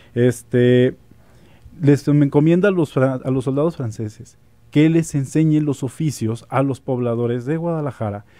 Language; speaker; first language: Spanish; native; Spanish